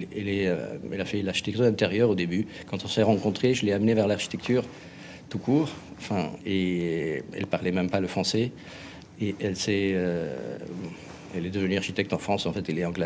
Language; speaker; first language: French; non-native, fluent; Spanish